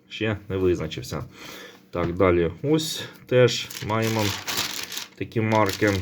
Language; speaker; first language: Ukrainian; non-native, local second language; Russian